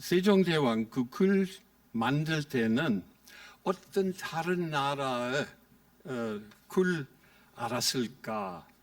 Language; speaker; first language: Korean; non-native, fluent; German